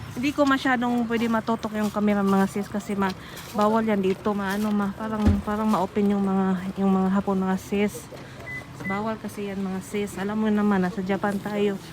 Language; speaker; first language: Filipino; non-native, local second language; Waray